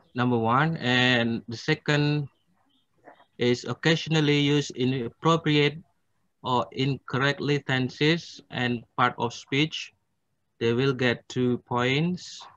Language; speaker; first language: English; non-native, fluent; Indonesian